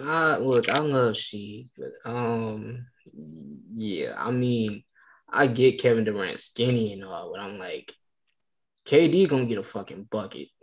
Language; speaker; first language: English; native; English